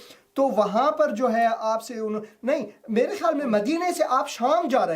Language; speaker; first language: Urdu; non-native, fluent; Persian